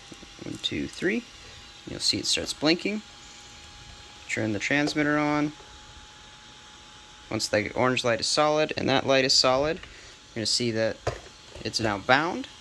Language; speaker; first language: English; native; English